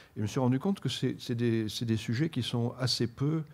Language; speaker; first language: French; native; French